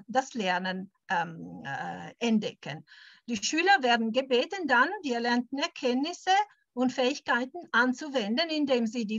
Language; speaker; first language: German; early bilingual, heritage; German